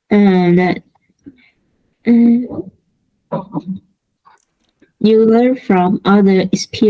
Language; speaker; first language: English; non-native, learner; Vietnamese